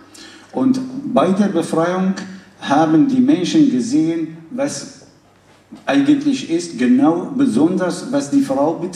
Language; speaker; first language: German; non-native, fluent; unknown